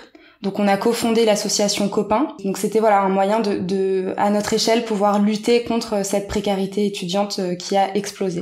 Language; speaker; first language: French; native; French